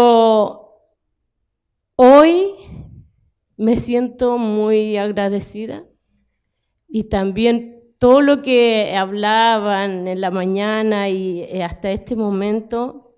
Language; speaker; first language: Spanish; non-native, local second language; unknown